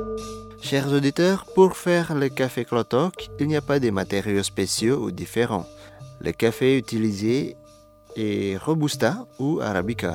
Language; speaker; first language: French; non-native, fluent; Indonesian